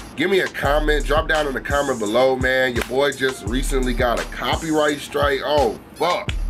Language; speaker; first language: English; native; English